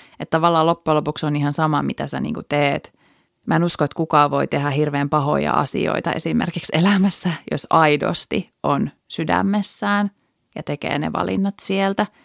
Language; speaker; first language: Finnish; native; Finnish